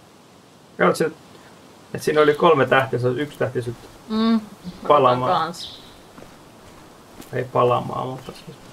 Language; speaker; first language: Finnish; native; Finnish